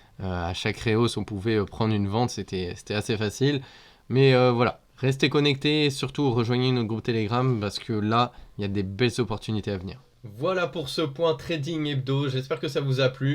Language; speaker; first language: French; native; French